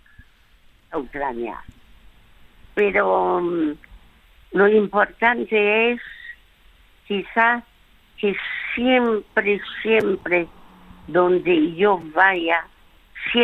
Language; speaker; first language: Spanish; early bilingual, other home language; French